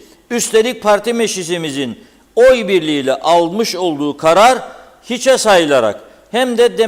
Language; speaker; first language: Turkish; native; Turkish